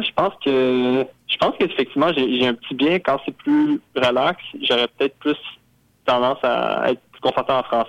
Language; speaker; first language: French; native; French